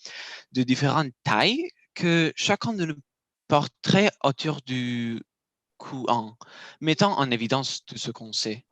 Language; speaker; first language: French; non-native, learner; Romanian